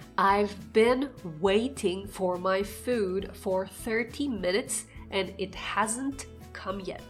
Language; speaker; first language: English; non-native, fluent; Japanese